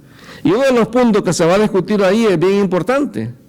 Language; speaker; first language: Spanish; native; Spanish